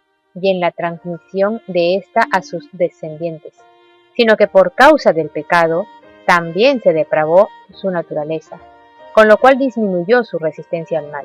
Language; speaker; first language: Spanish; native; Spanish